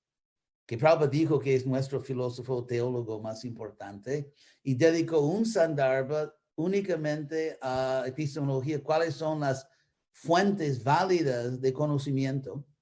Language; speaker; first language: Spanish; non-native, fluent; English